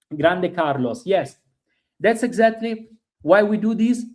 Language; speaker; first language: English; non-native, fluent; Italian